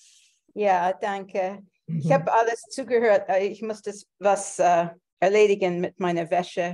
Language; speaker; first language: German; non-native, fluent; English